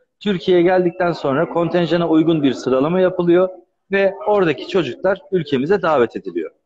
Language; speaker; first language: Turkish; native; Turkish